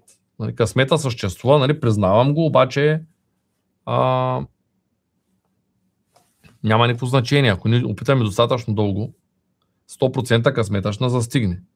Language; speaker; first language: Bulgarian; native; Bulgarian